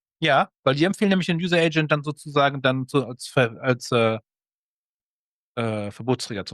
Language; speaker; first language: German; native; German